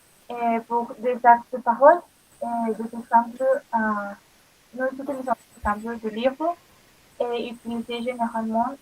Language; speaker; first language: French; non-native, learner; Spanish